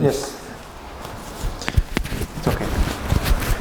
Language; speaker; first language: English; non-native, learner; French